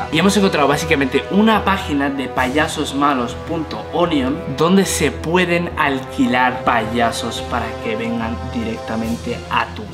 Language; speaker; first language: Spanish; native; Spanish